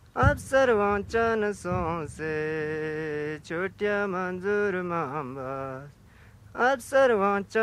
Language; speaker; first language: Urdu; native; Urdu